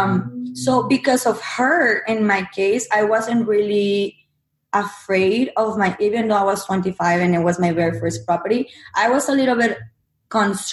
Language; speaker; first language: English; non-native, fluent; Spanish